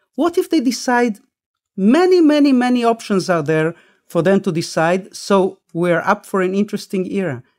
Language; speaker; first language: English; early bilingual, other home language; Spanish